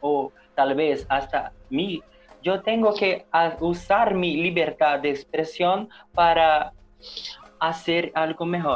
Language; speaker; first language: Spanish; non-native, learner; Portuguese